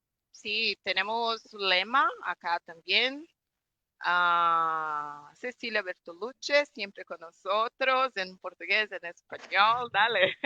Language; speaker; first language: Spanish; non-native, fluent; Portuguese